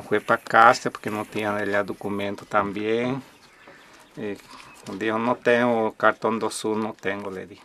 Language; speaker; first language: Portuguese; non-native, local second language; Spanish